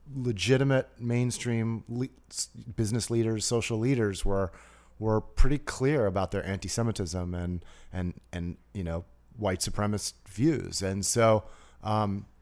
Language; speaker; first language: English; native; English